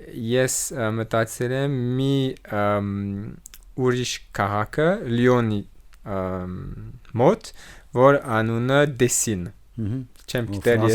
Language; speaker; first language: Armenian; non-native, learner; French